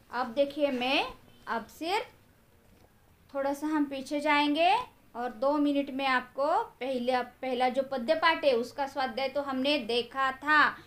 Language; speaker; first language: Hindi; non-native, local second language; Marathi